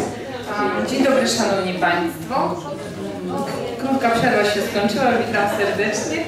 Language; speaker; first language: Polish; non-native, fluent; Georgian